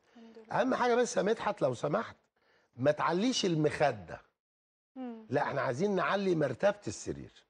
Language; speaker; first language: Arabic; native; Arabic